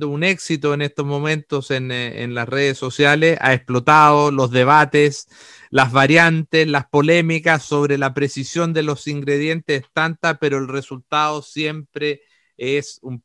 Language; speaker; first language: Spanish; native; Spanish